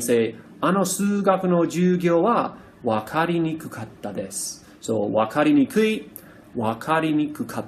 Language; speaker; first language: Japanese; non-native, fluent; English